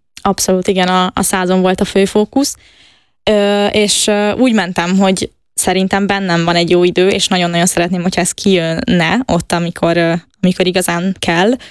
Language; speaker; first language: Hungarian; native; Hungarian